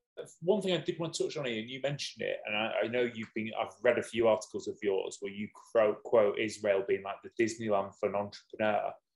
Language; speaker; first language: English; native; English